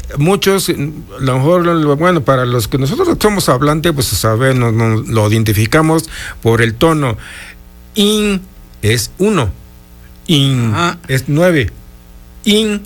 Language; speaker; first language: Spanish; non-native, local second language; Mixtepec Mixtec